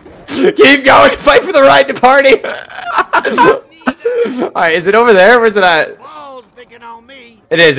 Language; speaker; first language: English; native; English